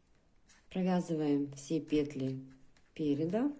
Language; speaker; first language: Russian; native; Russian